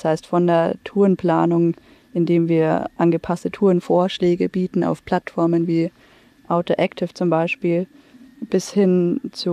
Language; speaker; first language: German; native; German